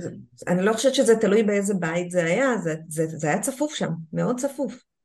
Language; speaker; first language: Hebrew; native; Hebrew